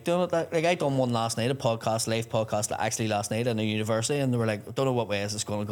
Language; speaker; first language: English; native; English